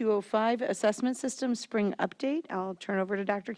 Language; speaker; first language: English; native; English